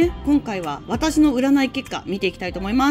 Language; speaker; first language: Japanese; native; Japanese